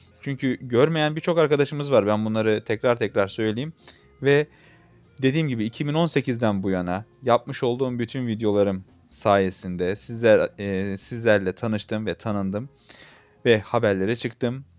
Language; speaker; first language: Turkish; native; Turkish